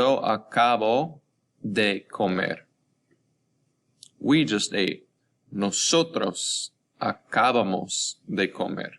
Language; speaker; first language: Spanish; non-native, fluent; English